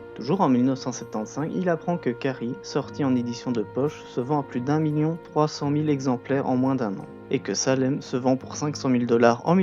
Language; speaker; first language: French; native; French